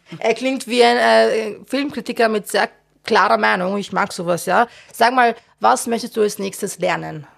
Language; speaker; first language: German; early bilingual, other home language; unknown